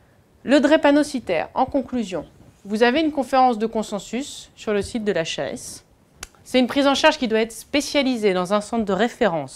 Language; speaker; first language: French; native; French